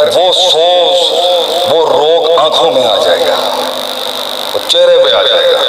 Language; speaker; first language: Urdu; non-native, local second language; Punjabi